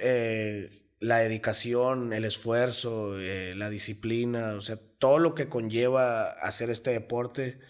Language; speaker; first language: Spanish; native; Spanish